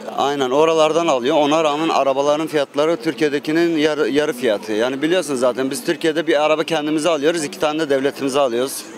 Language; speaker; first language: Turkish; native; Turkish